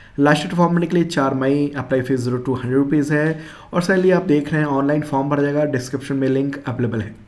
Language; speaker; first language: Hindi; native; Hindi